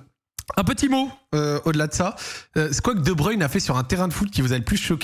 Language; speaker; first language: French; native; French